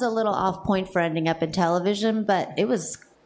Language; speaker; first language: English; native; English